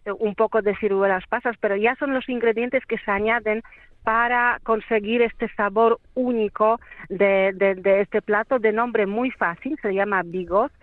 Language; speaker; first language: Spanish; non-native, fluent; Polish